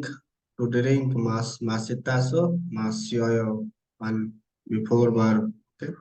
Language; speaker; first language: English; non-native, local second language; Hindi